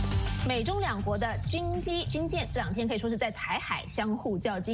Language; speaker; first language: Chinese; native; Chinese